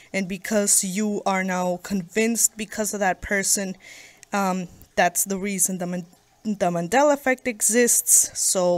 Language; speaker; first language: English; native; English